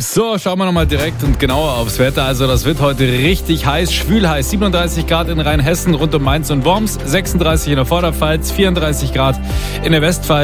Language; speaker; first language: German; native; German